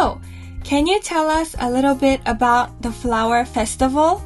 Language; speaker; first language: English; non-native, fluent; Japanese